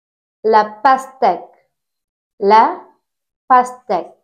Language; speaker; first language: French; non-native, fluent; Tamil